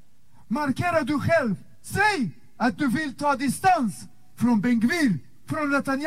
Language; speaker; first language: Swedish; non-native, fluent; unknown